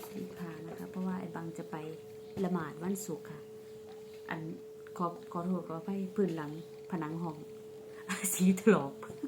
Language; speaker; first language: Thai; native; Thai